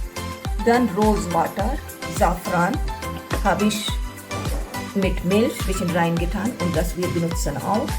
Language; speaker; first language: German; non-native, learner; Hindi